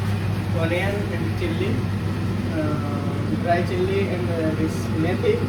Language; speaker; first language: English; non-native, learner; Hindi